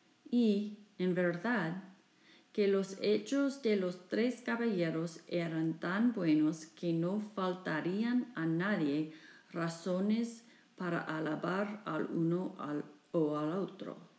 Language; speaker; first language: Spanish; non-native, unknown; English